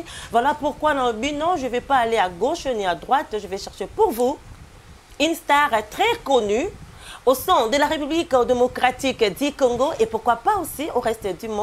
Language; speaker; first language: French; non-native, local second language; Lingala